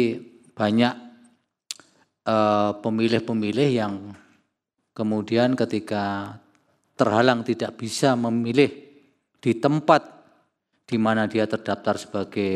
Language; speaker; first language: Indonesian; native; Indonesian